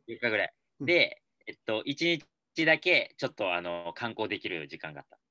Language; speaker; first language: Japanese; native; Japanese